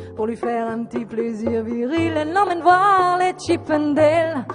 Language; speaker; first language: French; native; French